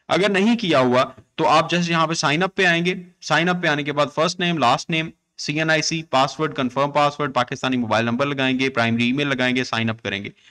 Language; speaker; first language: Urdu; non-native, local second language; Punjabi